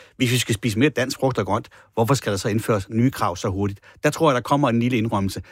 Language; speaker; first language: Danish; native; Danish